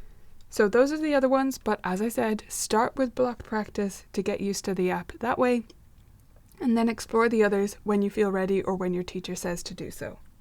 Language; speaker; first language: English; native; English